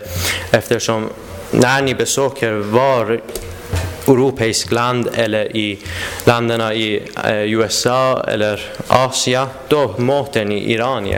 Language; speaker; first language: Swedish; non-native, fluent; Persian